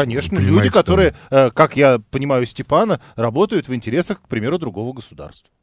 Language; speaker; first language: Russian; native; Russian